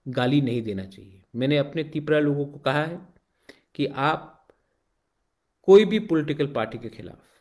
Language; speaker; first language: Hindi; non-native, local second language; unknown